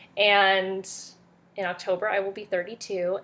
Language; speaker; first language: English; early bilingual, other home language; French